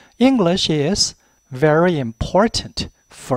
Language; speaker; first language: English; non-native, fluent; Chinese